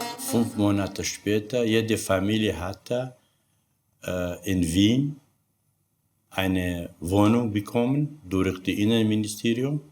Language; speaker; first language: German; non-native, learner; Kurdish